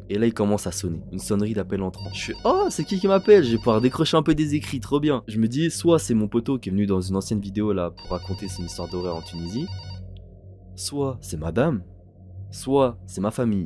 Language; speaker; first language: French; native; French